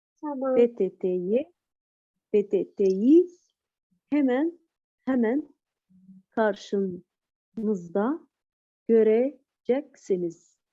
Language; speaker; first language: Turkish; non-native, learner; Arabic